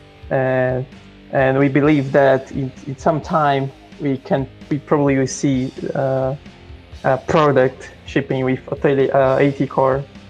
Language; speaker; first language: English; non-native, fluent; Portuguese